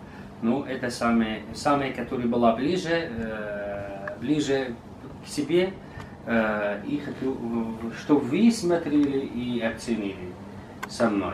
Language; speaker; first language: Russian; non-native, learner; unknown